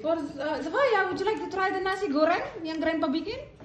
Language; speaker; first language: English; non-native, fluent; Batak Toba